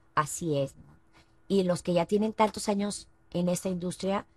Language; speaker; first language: Spanish; native; Spanish